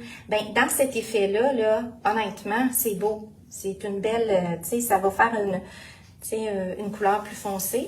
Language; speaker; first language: French; native; French